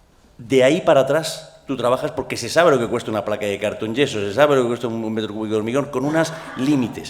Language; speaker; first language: Spanish; native; Spanish